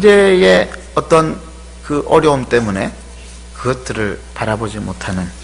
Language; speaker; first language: Korean; native; Korean